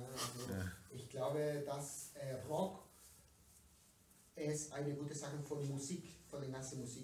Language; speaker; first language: German; non-native, learner; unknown